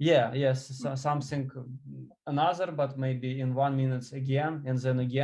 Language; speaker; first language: English; non-native, learner; Ukrainian